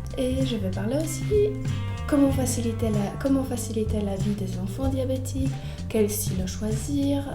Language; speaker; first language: French; non-native, fluent; Polish